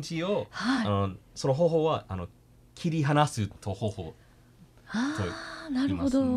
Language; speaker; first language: Japanese; non-native, fluent; English